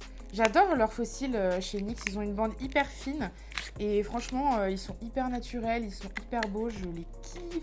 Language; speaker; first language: French; native; French